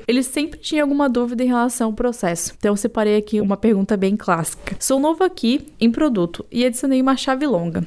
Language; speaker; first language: Portuguese; native; Portuguese